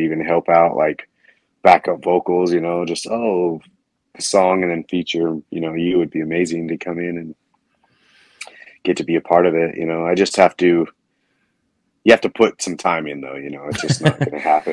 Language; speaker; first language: English; native; English